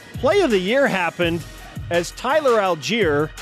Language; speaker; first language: English; native; English